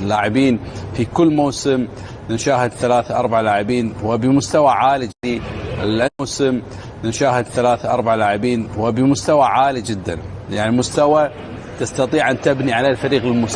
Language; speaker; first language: Arabic; native; Arabic